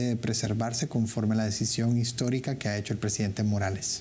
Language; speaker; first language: Spanish; native; Spanish